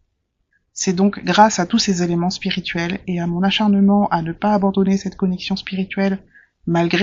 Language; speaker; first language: French; native; French